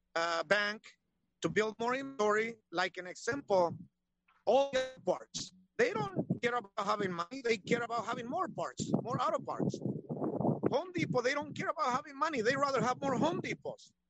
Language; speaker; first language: English; non-native, learner; Spanish